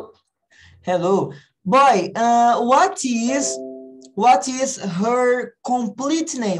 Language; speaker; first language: English; non-native, learner; Portuguese